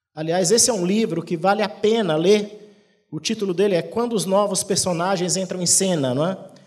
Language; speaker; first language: Portuguese; native; Portuguese